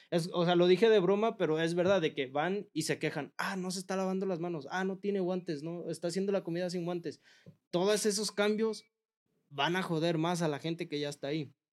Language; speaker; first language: Spanish; early bilingual, heritage; Spanish